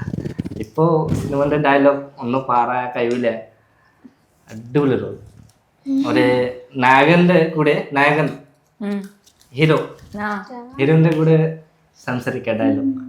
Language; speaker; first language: Malayalam; non-native, local second language; Bangla